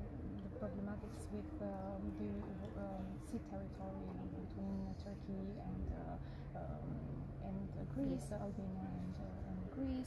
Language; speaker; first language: English; non-native, local second language; Albanian